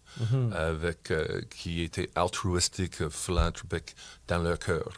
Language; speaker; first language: French; non-native, local second language; English